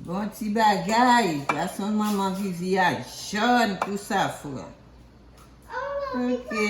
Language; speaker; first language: French; non-native, learner; Haitian Creole